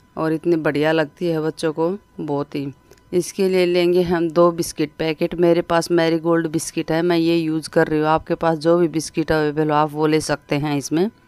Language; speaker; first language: Hindi; native; Hindi